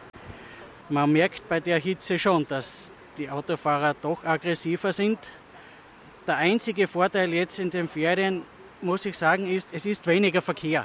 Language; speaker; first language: German; native; German